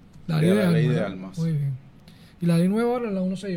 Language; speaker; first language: Spanish; native; Spanish